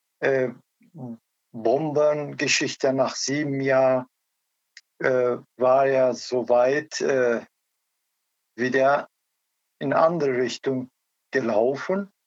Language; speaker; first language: German; non-native, learner; Turkish